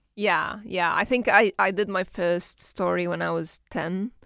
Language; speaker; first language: English; non-native, fluent; Arabic